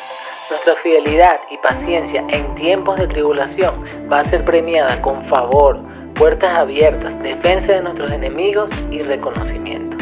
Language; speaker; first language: Spanish; native; Spanish